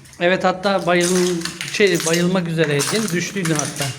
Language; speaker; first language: Turkish; native; Turkish